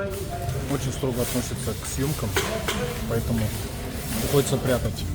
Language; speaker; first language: Russian; native; Russian